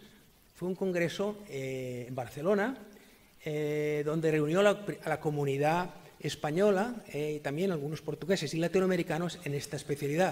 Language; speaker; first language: Spanish; native; Spanish